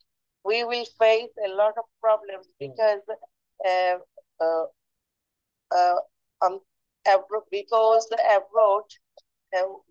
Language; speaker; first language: English; non-native, learner; Bangla